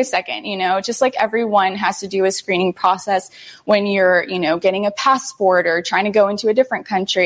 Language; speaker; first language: English; early bilingual, other home language; Spanish